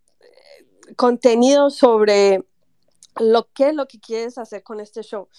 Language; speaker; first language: Spanish; native; Spanish